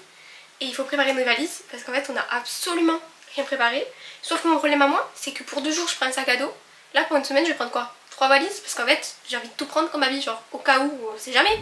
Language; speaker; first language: French; native; French